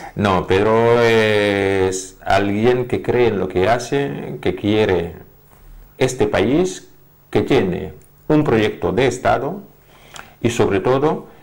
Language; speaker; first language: Spanish; non-native, fluent; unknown